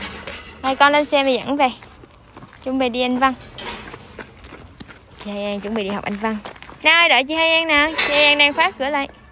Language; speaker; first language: Vietnamese; native; Vietnamese